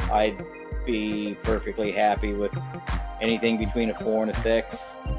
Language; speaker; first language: English; native; English